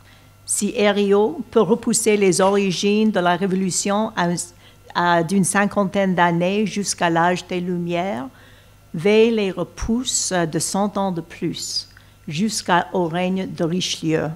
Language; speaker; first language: French; non-native, fluent; English